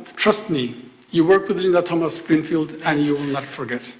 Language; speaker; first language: English; non-native, fluent; Albanian